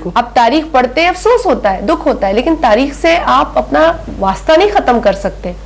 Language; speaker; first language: Urdu; non-native, local second language; Sindhi